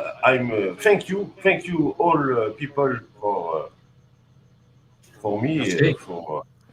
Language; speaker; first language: English; non-native, learner; French